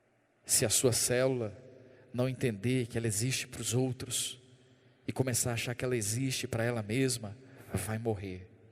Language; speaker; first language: Portuguese; native; Portuguese